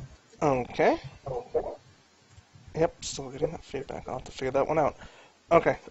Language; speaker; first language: English; native; English